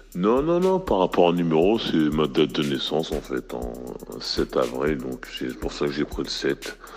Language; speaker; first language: French; native; French